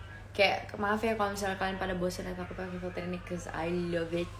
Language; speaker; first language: Indonesian; early bilingual, heritage; Indonesian